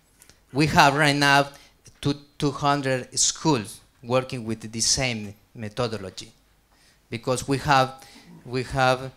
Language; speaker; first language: English; non-native, learner; Spanish